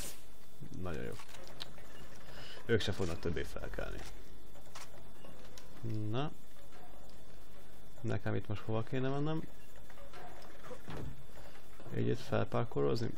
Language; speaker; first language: Hungarian; native; Hungarian